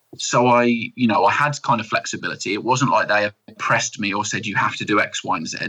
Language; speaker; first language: English; native; English